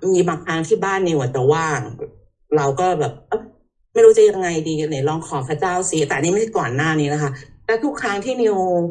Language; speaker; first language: Thai; early bilingual, heritage; Thai